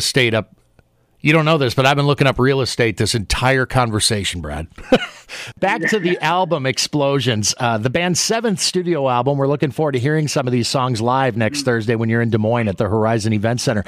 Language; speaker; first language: English; native; English